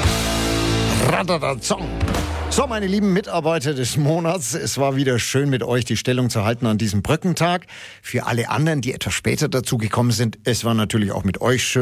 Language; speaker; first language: German; native; German